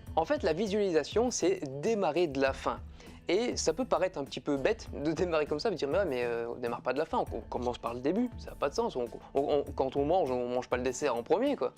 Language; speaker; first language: French; native; French